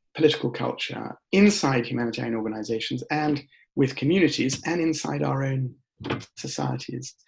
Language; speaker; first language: English; native; English